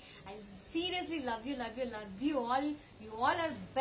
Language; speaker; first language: Tamil; non-native, learner; Telugu